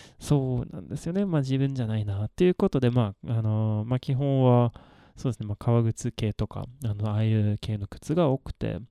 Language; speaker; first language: Japanese; non-native, fluent; Swedish